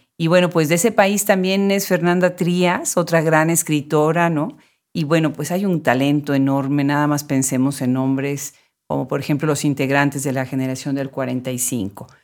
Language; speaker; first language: Spanish; native; Spanish